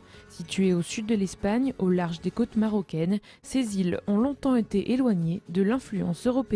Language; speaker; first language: French; native; French